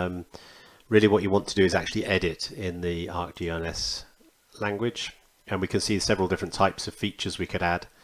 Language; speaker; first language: English; native; English